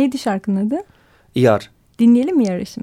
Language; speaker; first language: Turkish; native; Turkish